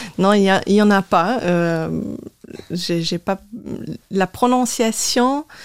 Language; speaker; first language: French; non-native, local second language; Luxembourgish